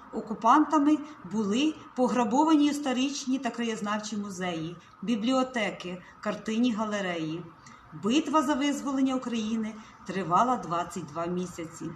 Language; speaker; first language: Ukrainian; native; Ukrainian